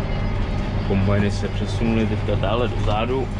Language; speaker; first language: Czech; native; Czech